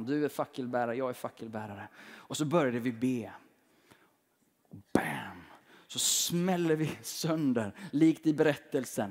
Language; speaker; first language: Swedish; native; Swedish